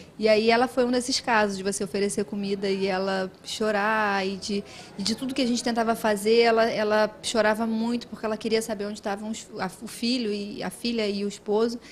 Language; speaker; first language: Portuguese; native; Portuguese